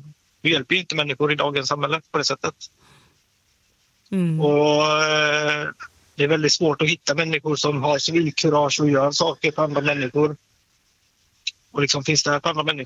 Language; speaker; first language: Swedish; native; Swedish